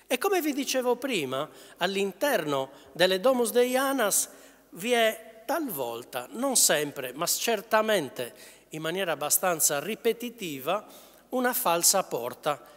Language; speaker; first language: Italian; native; Italian